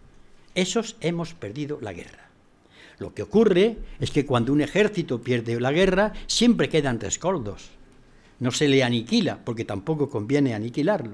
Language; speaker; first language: Spanish; native; Spanish